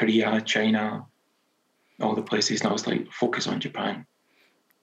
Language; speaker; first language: English; native; English